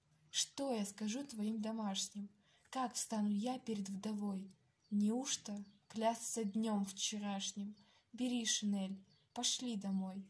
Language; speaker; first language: Russian; native; Russian